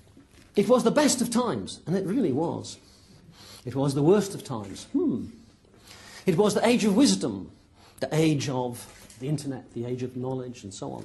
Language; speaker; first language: English; native; English